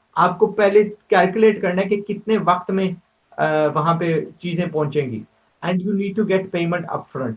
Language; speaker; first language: Urdu; native; Urdu